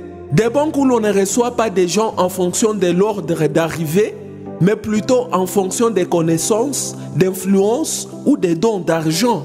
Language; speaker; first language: French; non-native, local second language; Swahili